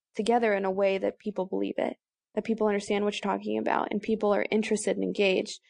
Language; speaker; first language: English; native; English